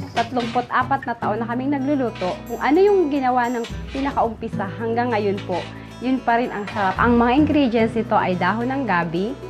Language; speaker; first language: Filipino; non-native, local second language; Bikol